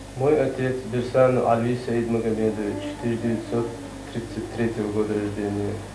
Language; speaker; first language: Russian; non-native, local second language; Chechen